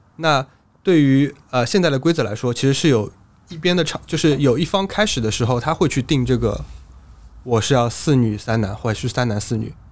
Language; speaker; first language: Chinese; native; Chinese